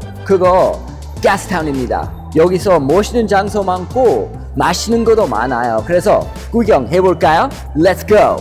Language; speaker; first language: Korean; non-native, fluent; English